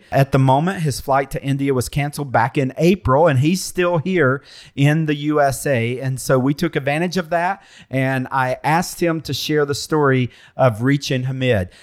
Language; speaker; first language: English; native; English